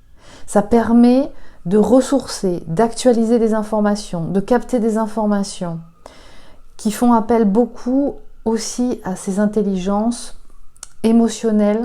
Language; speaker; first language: French; native; French